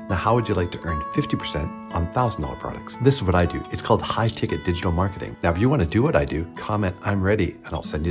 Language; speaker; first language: English; native; English